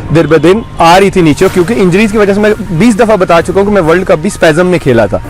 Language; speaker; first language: Hindi; non-native, local second language; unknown